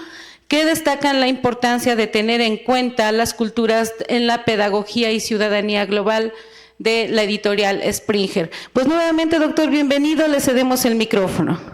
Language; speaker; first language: Spanish; native; Spanish